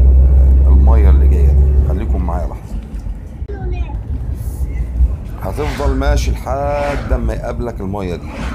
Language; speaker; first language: Arabic; native; Arabic